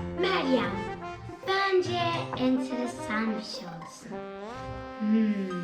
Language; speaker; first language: Turkish; early bilingual, heritage; Turkish